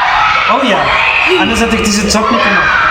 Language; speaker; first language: German; non-native, fluent; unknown